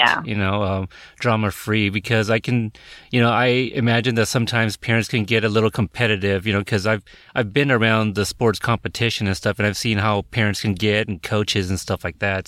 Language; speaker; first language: English; native; English